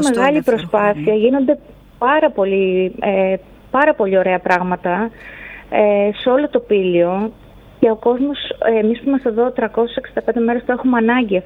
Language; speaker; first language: Greek; native; Greek